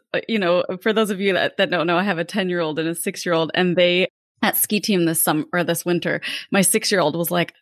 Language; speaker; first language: English; native; English